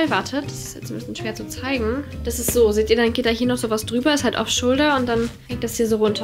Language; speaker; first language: German; native; German